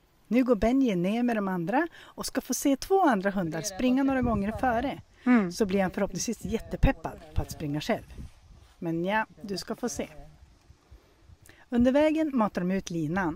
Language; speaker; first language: Swedish; native; Swedish